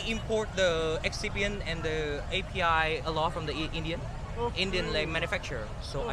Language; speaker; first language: English; non-native, fluent; Vietnamese